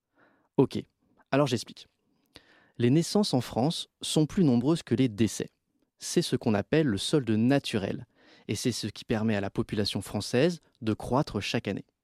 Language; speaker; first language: French; native; French